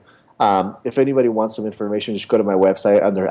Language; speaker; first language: English; native; English